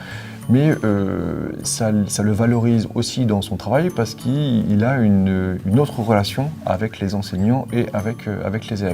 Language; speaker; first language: French; native; French